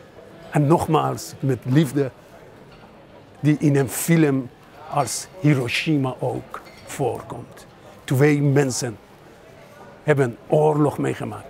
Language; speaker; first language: Dutch; non-native, fluent; Persian